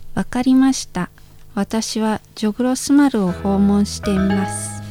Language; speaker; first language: Japanese; non-native, fluent; Indonesian